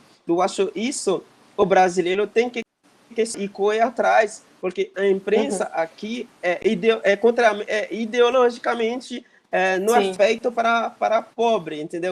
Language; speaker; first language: Portuguese; non-native, fluent; Haitian Creole